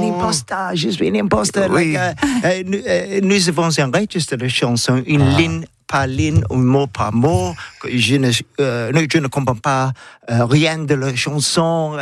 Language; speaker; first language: French; non-native, learner; English